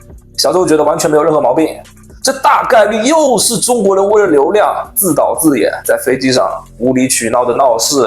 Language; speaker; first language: Chinese; native; Chinese